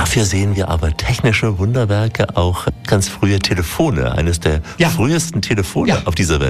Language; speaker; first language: German; native; German